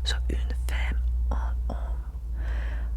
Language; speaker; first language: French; non-native, learner; English